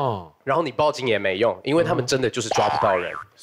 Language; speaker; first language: Chinese; native; Chinese